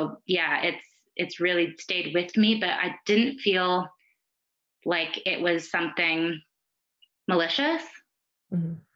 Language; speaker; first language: English; native; English